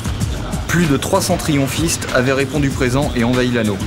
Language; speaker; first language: French; native; French